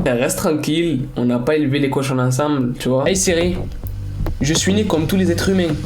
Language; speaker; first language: French; native; French